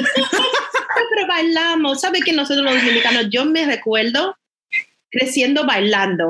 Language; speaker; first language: Spanish; early bilingual, heritage; Spanish